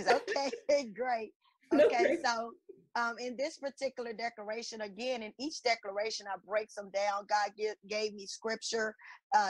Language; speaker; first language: English; native; English